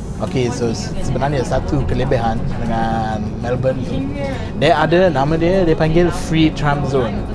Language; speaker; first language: Malay; non-native, fluent; English